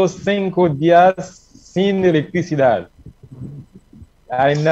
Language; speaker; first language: Spanish; non-native, learner; Haitian Creole